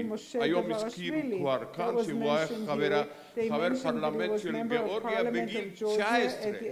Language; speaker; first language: Hebrew; non-native, fluent; Georgian